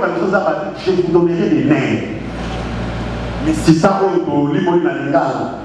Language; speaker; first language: French; non-native, local second language; Lingala